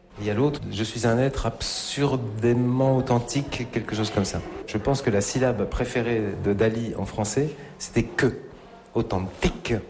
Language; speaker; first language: French; native; French